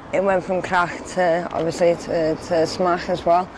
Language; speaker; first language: English; native; English